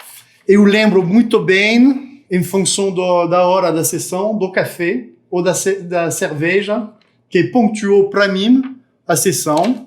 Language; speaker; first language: Portuguese; non-native, fluent; French